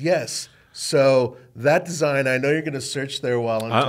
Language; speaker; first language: English; native; English